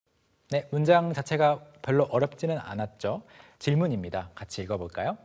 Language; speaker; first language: Korean; native; Korean